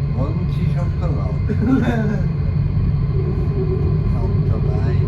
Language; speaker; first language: German; non-native, fluent; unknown